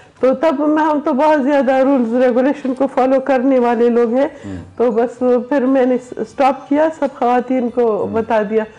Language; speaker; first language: Urdu; non-native, local second language; Pashto